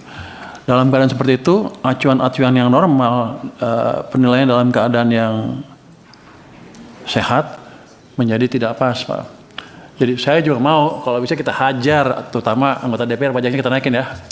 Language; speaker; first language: Indonesian; native; Indonesian